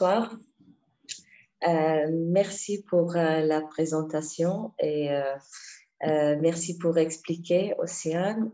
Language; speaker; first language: French; non-native, learner; Arabic